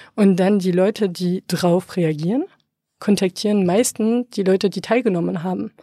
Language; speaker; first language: German; non-native, fluent; French